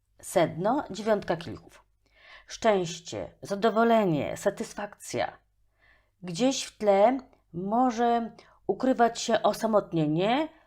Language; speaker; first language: Polish; native; Polish